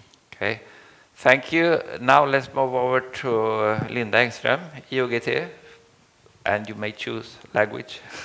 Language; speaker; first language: English; non-native, fluent; Swedish